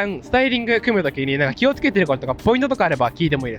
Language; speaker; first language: Japanese; native; Japanese